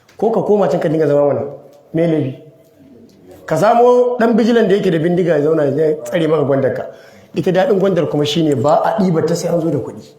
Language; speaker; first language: Hausa; native; Hausa